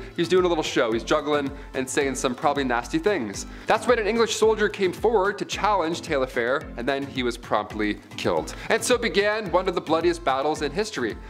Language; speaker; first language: English; native; English